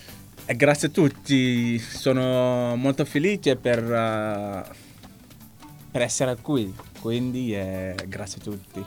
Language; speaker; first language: Italian; non-native, learner; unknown